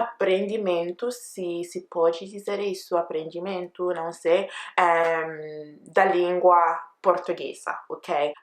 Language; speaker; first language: Portuguese; non-native, learner; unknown